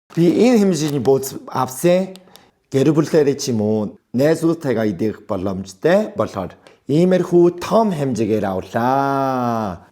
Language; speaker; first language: Mongolian; non-native, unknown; Korean